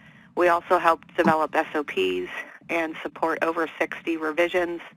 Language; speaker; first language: English; native; English